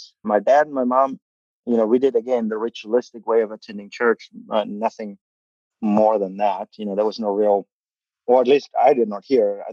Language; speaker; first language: English; non-native, local second language; Malayalam